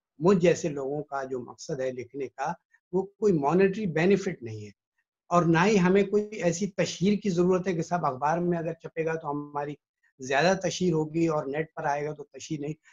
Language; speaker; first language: Urdu; native; Urdu